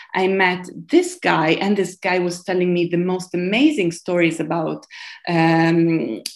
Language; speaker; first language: English; non-native, fluent; Italian